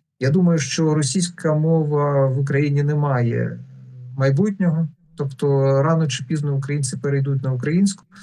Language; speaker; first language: Ukrainian; non-native, local second language; Russian